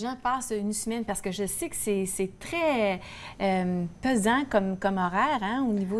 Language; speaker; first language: French; native; French